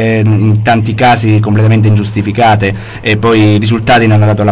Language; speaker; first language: Italian; native; Italian